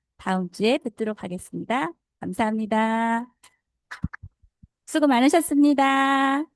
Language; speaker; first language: Korean; native; Korean